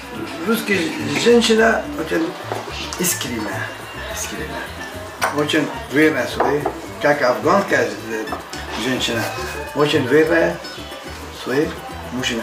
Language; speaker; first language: Russian; non-native, learner; Persian